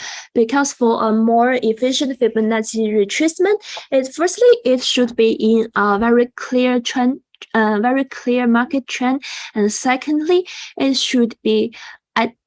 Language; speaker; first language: English; non-native, fluent; Chinese